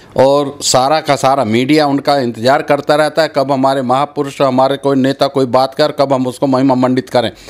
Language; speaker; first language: Hindi; native; Hindi